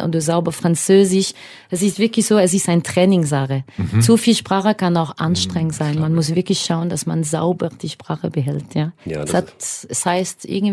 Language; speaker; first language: German; non-native, fluent; French